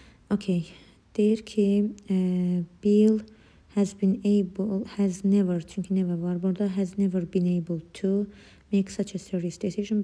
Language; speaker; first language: English; non-native, fluent; Azerbaijani